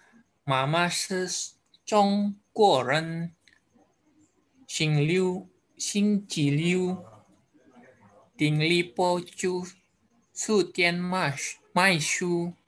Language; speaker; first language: Chinese; non-native, learner; Indonesian